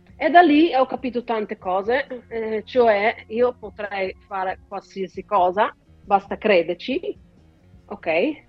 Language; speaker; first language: Italian; non-native, fluent; Dutch